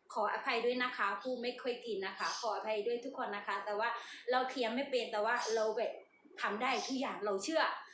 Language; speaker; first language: Thai; non-native, learner; Burmese